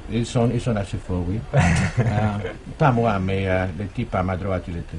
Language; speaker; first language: French; non-native, fluent; German